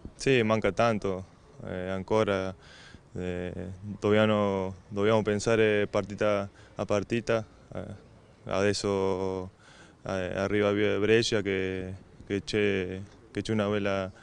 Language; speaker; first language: Italian; non-native, learner; Spanish